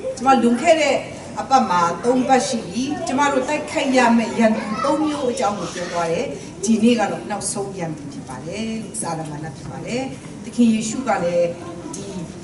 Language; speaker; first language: Burmese; non-native, local second language; Kachin